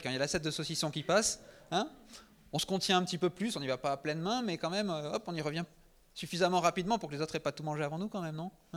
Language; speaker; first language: French; native; French